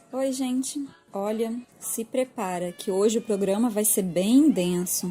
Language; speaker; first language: Portuguese; native; Portuguese